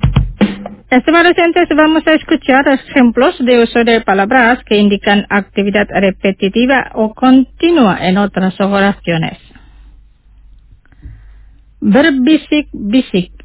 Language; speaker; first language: Spanish; non-native, fluent; Indonesian